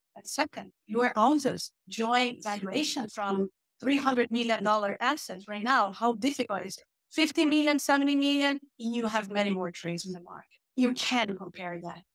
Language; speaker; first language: English; non-native, fluent; Portuguese